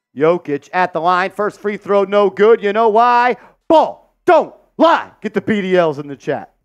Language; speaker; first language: English; native; English